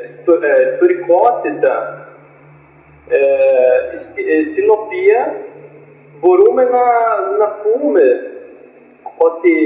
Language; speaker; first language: Greek; non-native, fluent; Portuguese